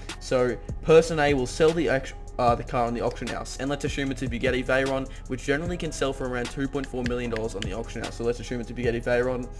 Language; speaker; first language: English; native; English